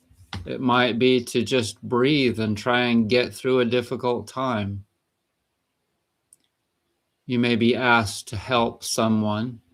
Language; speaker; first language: English; native; English